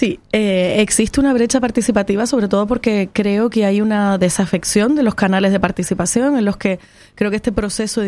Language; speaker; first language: Spanish; native; Spanish